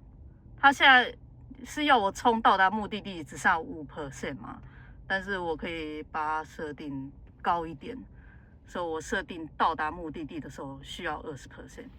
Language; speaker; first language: Chinese; native; Chinese